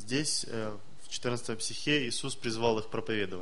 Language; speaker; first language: Russian; native; Russian